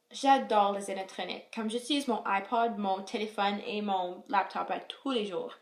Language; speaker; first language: French; non-native, local second language; English